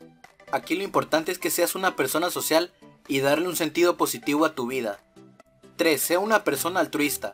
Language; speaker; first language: Spanish; native; Spanish